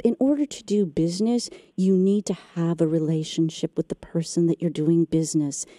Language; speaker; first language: English; native; English